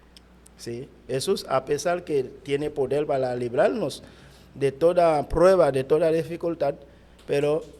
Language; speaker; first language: Spanish; non-native, fluent; Haitian Creole